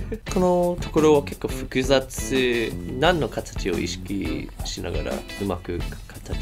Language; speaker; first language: Japanese; non-native, learner; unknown